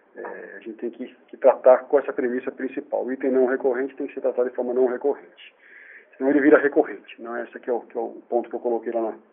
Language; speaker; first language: Portuguese; native; Portuguese